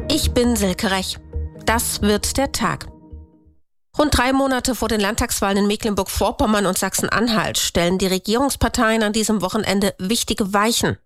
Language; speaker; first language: German; native; German